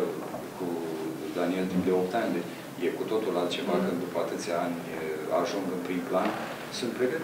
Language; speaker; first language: Romanian; early bilingual, heritage; Romanian